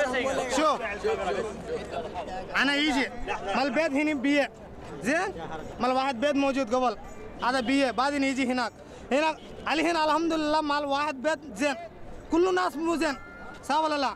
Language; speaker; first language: Arabic; non-native, learner; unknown